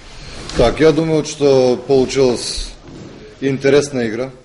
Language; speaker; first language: Russian; non-native, fluent; Bulgarian